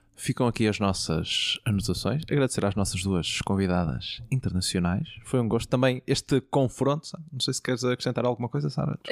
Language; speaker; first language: Portuguese; native; Portuguese